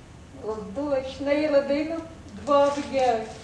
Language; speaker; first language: Hebrew; non-native, fluent; Yiddish